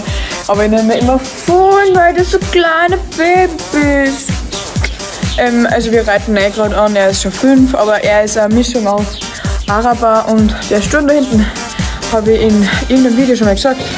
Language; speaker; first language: German; native; German